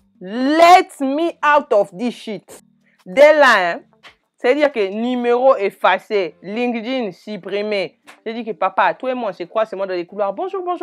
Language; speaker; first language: French; native; French